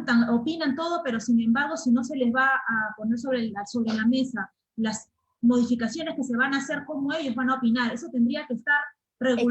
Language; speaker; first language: Spanish; native; Spanish